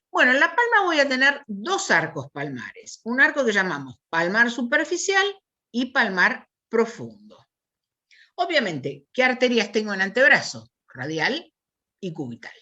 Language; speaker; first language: Spanish; native; Spanish